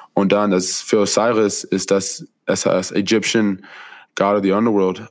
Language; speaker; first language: German; non-native, fluent; English